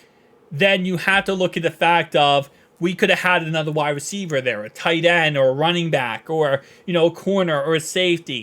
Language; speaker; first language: English; native; English